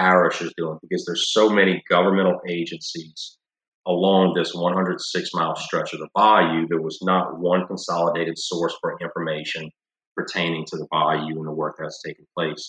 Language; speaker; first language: English; native; English